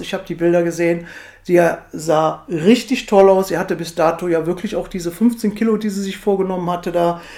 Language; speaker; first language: German; native; German